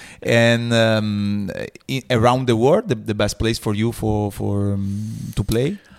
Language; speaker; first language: English; non-native, learner; Italian